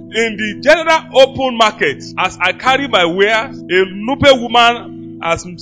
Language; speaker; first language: English; non-native, local second language; Yoruba